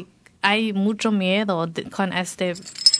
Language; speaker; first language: Spanish; non-native, learner; English